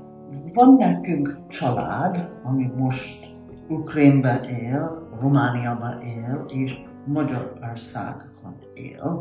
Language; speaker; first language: Hungarian; early bilingual, heritage; Hungarian